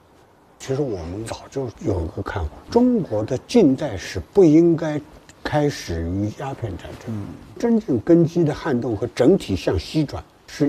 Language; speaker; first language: Chinese; native; Chinese